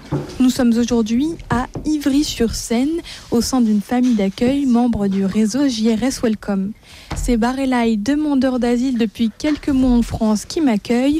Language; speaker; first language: French; native; French